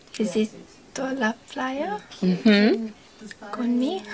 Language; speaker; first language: Spanish; non-native, learner; English